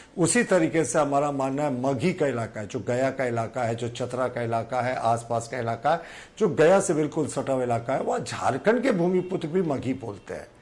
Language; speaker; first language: Hindi; non-native, local second language; Sadri